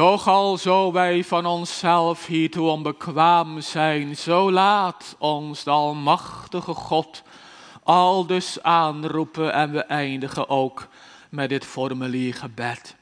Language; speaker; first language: Dutch; native; Dutch